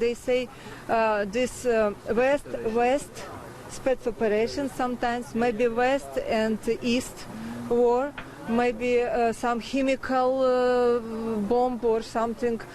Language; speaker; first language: English; non-native, learner; Ukrainian